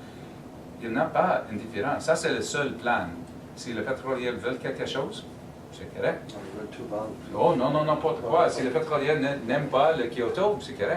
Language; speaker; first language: French; non-native, learner; English